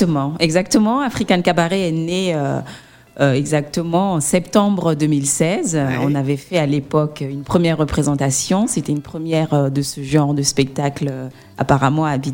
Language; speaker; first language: French; native; French